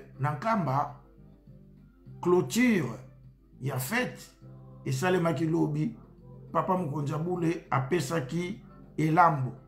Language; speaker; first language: Lingala; non-native, local second language; Kongo